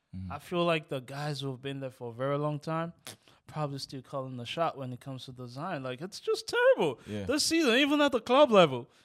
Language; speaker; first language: English; non-native, local second language; Yoruba